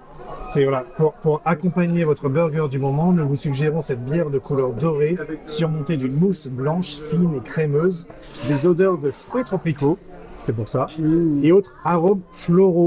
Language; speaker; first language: French; native; French